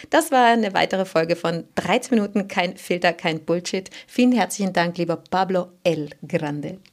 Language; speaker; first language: German; native; German